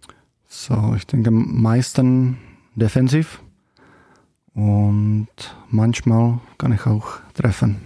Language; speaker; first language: German; non-native, fluent; Czech